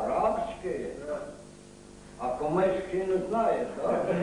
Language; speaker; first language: Russian; non-native, local second language; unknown